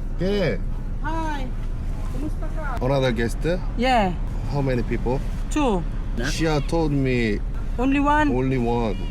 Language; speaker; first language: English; non-native, learner; Korean